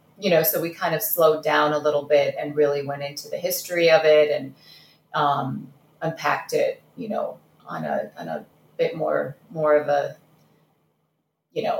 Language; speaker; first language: English; early bilingual, other home language; Russian